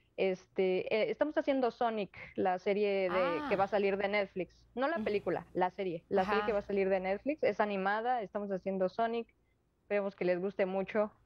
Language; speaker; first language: Spanish; native; Spanish